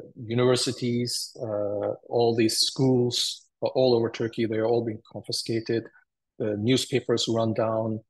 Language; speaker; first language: English; early bilingual, other home language; Turkish